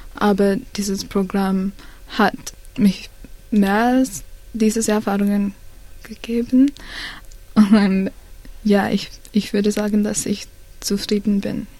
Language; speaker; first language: German; non-native, learner; Sinhala